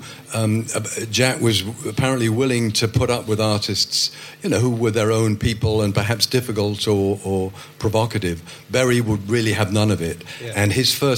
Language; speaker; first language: English; native; English